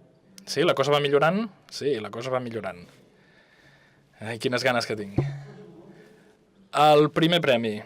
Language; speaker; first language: Catalan; non-native, fluent; English